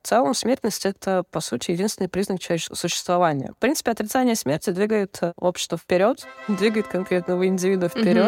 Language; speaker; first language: Russian; native; Russian